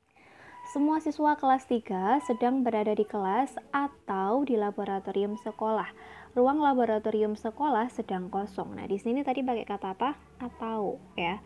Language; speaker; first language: Indonesian; native; Indonesian